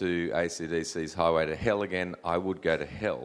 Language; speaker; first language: English; native; English